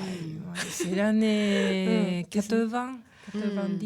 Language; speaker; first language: French; non-native, learner; Japanese